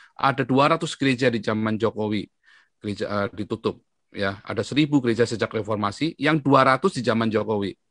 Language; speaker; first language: Indonesian; native; Indonesian